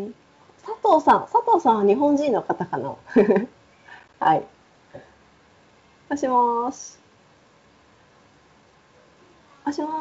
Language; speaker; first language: Japanese; native; Japanese